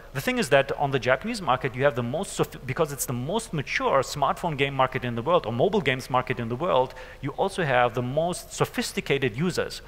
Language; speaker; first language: English; non-native, fluent; German